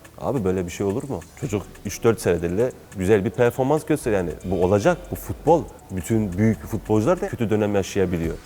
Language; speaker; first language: Turkish; early bilingual, heritage; Turkish